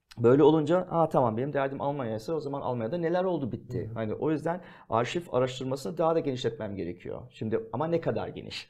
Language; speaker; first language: Turkish; early bilingual, heritage; Turkish